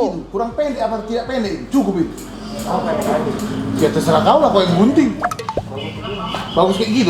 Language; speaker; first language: Indonesian; native; Indonesian